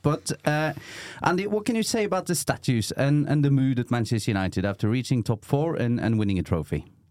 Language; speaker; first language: English; non-native, fluent; Norwegian